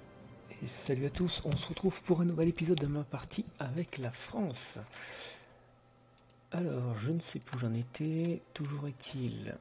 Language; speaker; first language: French; native; French